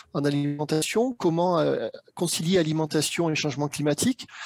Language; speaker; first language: French; native; French